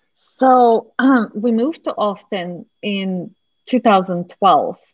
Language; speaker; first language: English; non-native, fluent; Macedonian